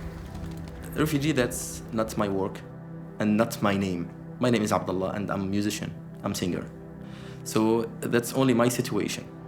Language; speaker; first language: English; non-native, fluent; Arabic